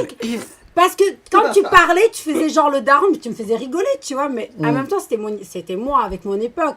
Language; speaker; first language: French; native; French